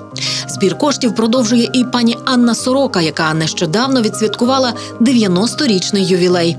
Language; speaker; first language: Ukrainian; native; Ukrainian